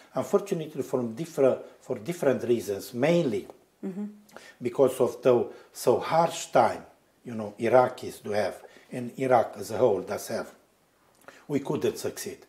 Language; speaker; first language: English; non-native, fluent; Romanian